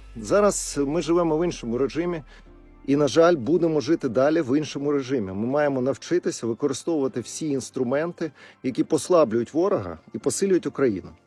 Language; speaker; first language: Ukrainian; non-native, local second language; Russian